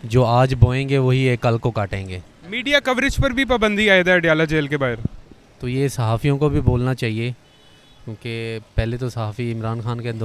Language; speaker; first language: Urdu; non-native, local second language; Punjabi